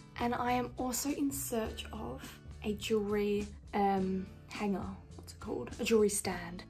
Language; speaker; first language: English; native; English